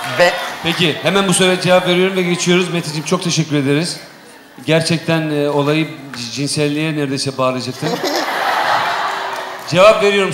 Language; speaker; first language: Turkish; native; Turkish